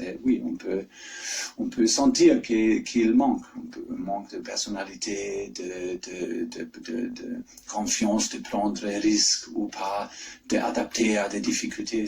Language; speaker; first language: French; non-native, fluent; German